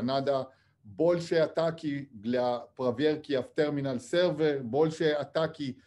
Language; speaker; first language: Russian; early bilingual, heritage; Russian